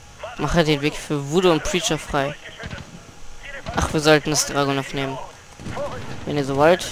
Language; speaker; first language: German; native; German